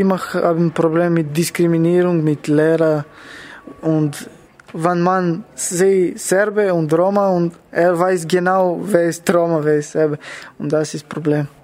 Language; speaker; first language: German; non-native, learner; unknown